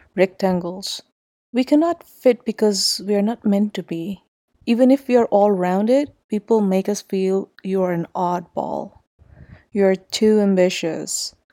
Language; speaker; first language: English; non-native, local second language; Urdu